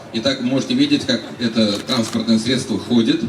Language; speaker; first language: Russian; native; Russian